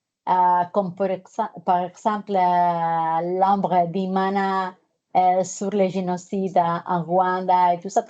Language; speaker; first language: French; non-native, fluent; Spanish